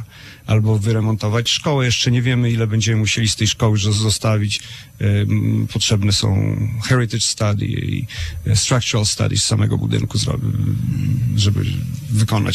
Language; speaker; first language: Polish; native; Polish